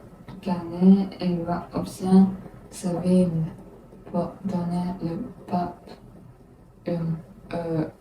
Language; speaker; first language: French; non-native, learner; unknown